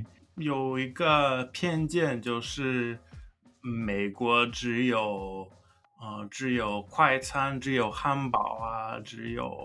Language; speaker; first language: Chinese; non-native, learner; English